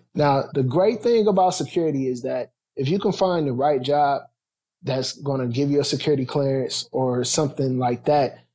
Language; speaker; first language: English; native; English